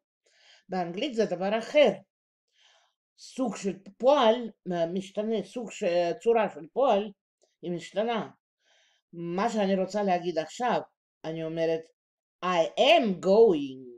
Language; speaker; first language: Hebrew; non-native, fluent; Russian